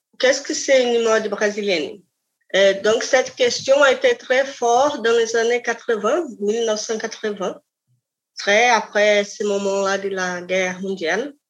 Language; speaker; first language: French; non-native, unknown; Portuguese